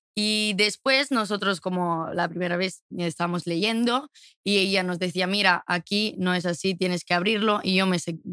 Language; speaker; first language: Spanish; non-native, fluent; Italian